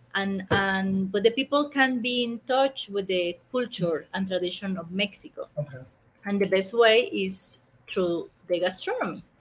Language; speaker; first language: English; non-native, learner; Spanish